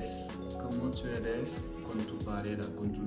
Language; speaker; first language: Spanish; non-native, learner; French